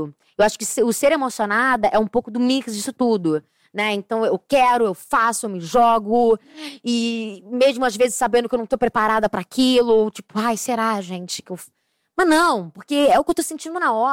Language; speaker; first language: Portuguese; native; Portuguese